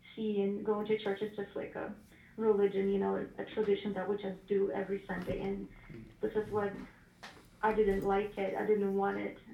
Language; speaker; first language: English; non-native, fluent; Ukrainian